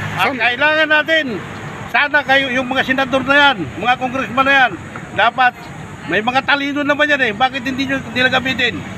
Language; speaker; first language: Filipino; native; Filipino